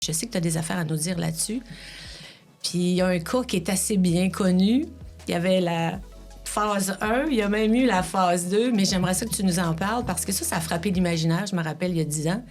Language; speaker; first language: French; native; French